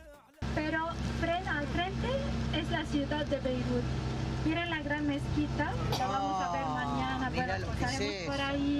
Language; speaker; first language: Spanish; non-native, fluent; Arabic